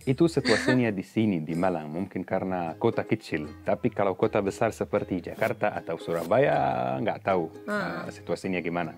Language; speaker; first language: Indonesian; non-native, fluent; Arabic